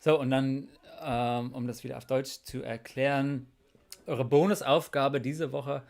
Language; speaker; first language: German; non-native, fluent; English